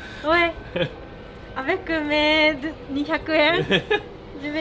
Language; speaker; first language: French; non-native, learner; Japanese